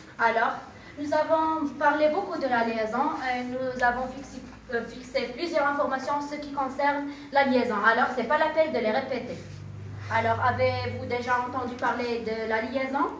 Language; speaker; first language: French; non-native, learner; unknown